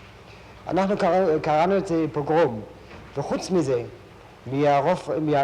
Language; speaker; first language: Hebrew; non-native, fluent; German